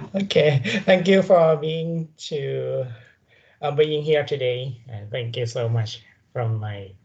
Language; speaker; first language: English; non-native, learner; Thai